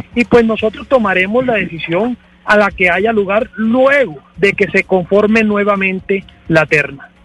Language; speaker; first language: Spanish; native; Spanish